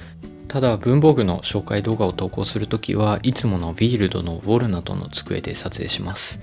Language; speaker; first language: Japanese; native; Japanese